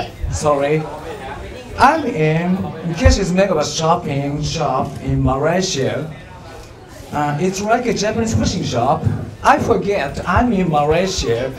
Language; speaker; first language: English; non-native, learner; Japanese